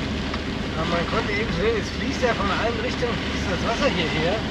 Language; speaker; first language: German; native; German